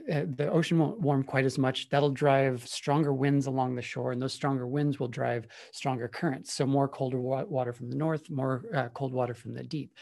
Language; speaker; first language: English; native; English